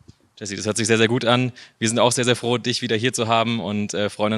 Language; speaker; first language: German; native; German